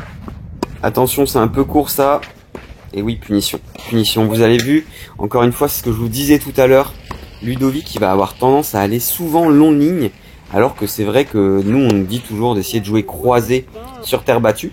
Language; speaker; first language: French; native; French